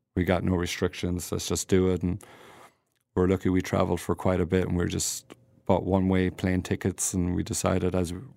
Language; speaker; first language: English; native; English